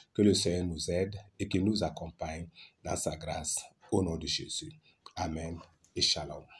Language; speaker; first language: French; non-native, local second language; Lingala